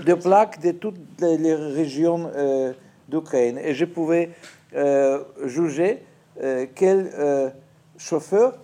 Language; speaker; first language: French; non-native, fluent; Russian